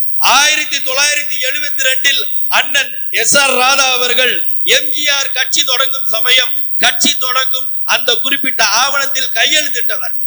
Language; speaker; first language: Tamil; non-native, local second language; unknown